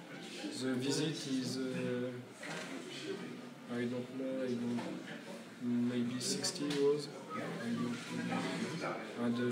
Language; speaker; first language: English; non-native, learner; French